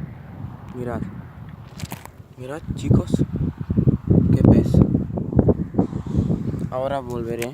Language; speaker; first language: Spanish; non-native, local second language; Catalan